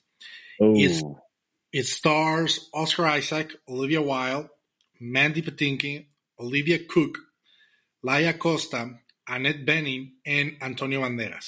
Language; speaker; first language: English; non-native, fluent; Spanish